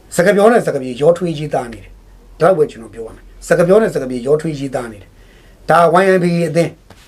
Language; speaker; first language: Burmese; native; Burmese